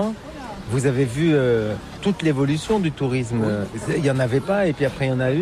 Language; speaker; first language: French; native; French